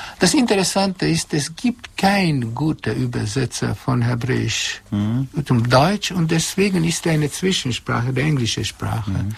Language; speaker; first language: German; non-native, fluent; Hungarian